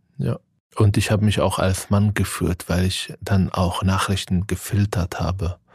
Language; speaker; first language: German; non-native, fluent; Arabic